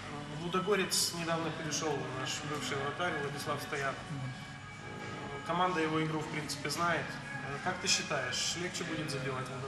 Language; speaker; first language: Russian; native; Russian